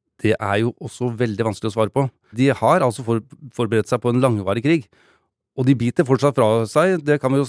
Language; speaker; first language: Norwegian; native; Norwegian